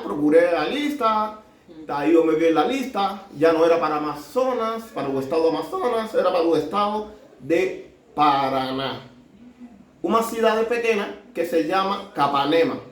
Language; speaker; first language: Portuguese; non-native, learner; Spanish